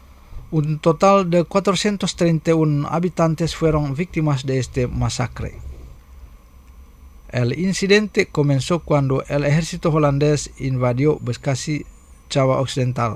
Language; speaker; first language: Spanish; non-native, fluent; Indonesian